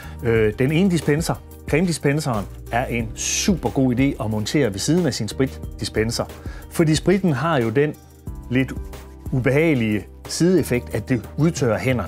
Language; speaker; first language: Danish; native; Danish